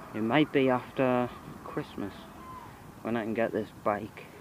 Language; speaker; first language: English; native; English